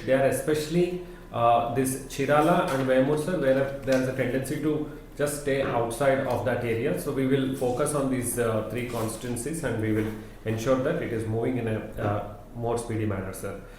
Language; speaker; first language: English; non-native, local second language; Telugu